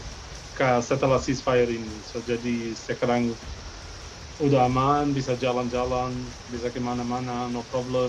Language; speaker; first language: Indonesian; non-native, fluent; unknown